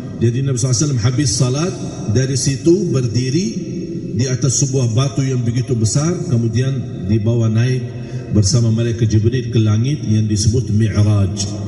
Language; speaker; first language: Malay; non-native, fluent; Arabic